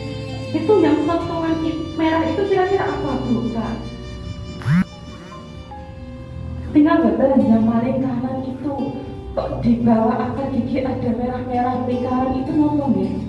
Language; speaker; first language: Indonesian; non-native, local second language; Javanese